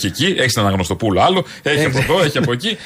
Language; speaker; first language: Greek; native; Greek